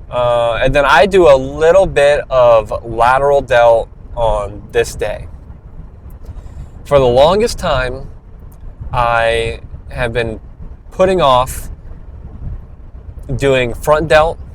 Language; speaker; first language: English; native; English